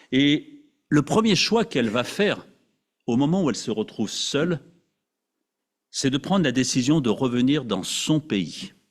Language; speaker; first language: French; native; French